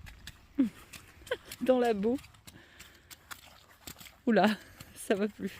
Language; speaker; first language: French; native; French